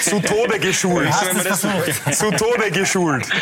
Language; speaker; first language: German; native; German